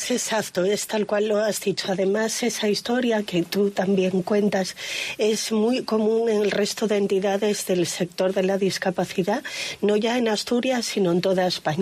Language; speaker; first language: Spanish; native; Spanish